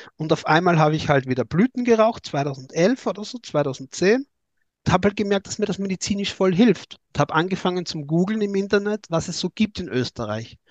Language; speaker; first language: German; native; German